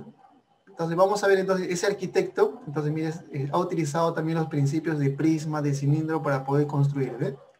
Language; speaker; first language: Spanish; native; Spanish